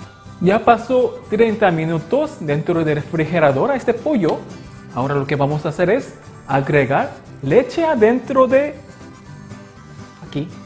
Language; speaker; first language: Spanish; non-native, local second language; Korean